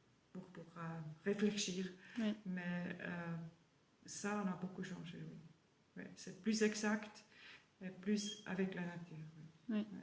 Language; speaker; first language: French; non-native, learner; German